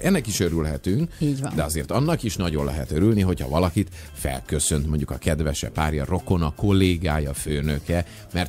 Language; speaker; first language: Hungarian; native; Hungarian